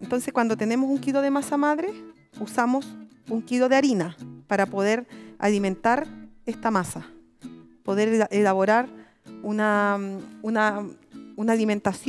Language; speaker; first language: Spanish; native; Spanish